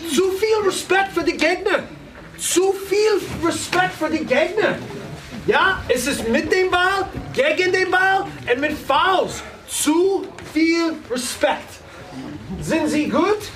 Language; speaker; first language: German; non-native, fluent; English